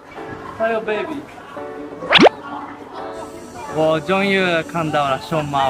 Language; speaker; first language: Chinese; non-native, learner; Japanese